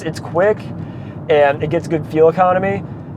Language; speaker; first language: English; native; English